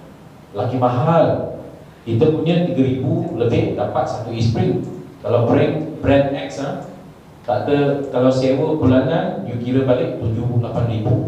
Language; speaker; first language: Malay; non-native, local second language; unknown